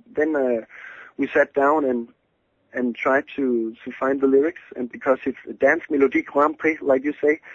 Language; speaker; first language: English; non-native, fluent; Danish